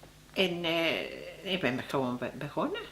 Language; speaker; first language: Dutch; non-native, learner; Spanish